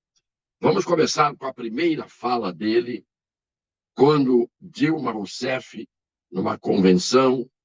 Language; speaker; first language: Portuguese; native; Portuguese